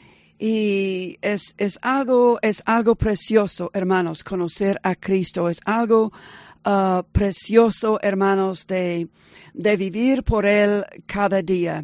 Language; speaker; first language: Spanish; early bilingual, heritage; Spanish